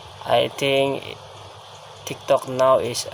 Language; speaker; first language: English; non-native, learner; Indonesian